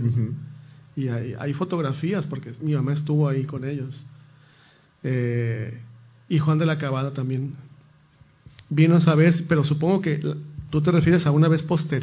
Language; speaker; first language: Spanish; native; Spanish